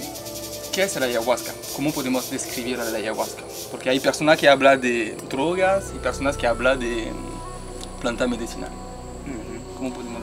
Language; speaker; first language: Spanish; non-native, fluent; French